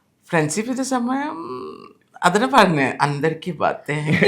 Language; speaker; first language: Malayalam; non-native, fluent; Assamese